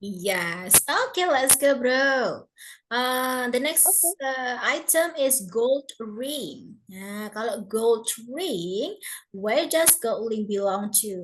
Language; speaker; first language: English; non-native, fluent; Indonesian